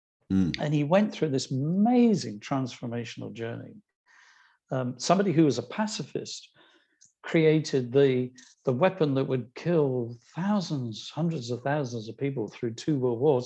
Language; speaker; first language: English; native; English